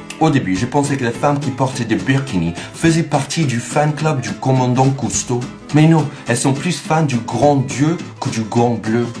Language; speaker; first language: French; non-native, fluent; English